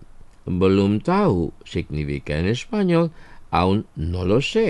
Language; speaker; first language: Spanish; non-native, fluent; Indonesian